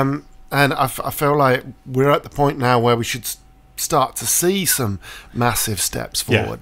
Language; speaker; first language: English; native; English